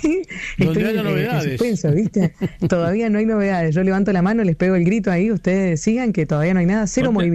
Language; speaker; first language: Spanish; native; Spanish